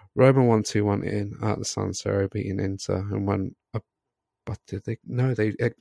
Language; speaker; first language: English; native; English